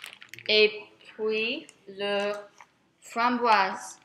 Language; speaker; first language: French; non-native, learner; English